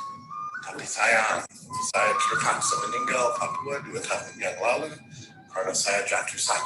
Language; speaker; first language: Indonesian; non-native, fluent; English